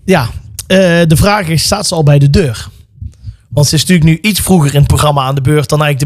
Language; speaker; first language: Dutch; native; Dutch